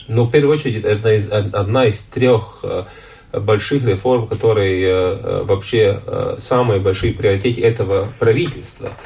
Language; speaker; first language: Russian; non-native, local second language; Latvian